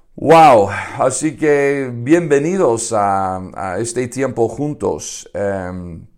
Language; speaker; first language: Spanish; non-native, fluent; English